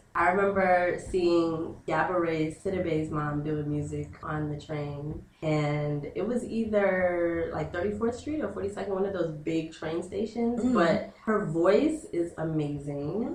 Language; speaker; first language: English; native; English